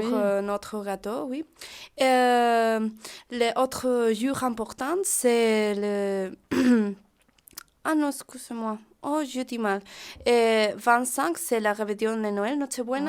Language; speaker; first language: French; non-native, learner; Spanish